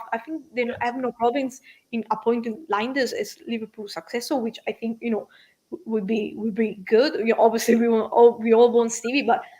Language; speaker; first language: English; non-native, fluent; Italian